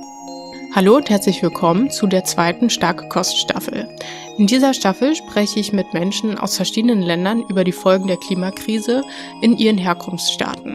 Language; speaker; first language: German; native; German